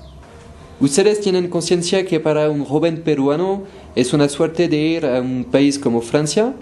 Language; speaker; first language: Spanish; non-native, fluent; French